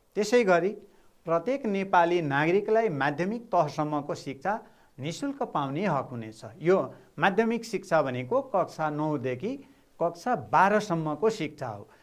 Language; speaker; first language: Nepali; non-native, local second language; Bhojpuri